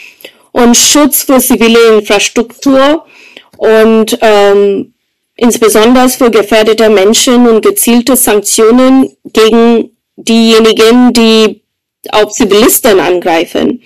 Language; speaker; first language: German; non-native, fluent; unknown